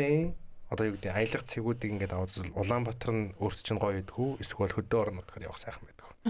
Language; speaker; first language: Mongolian; native; Mongolian